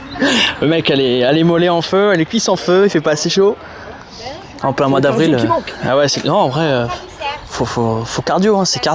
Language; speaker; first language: French; native; French